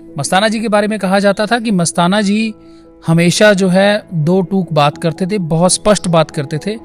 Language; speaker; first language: Hindi; native; Hindi